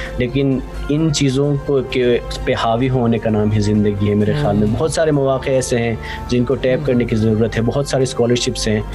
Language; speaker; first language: Urdu; non-native, local second language; Khowar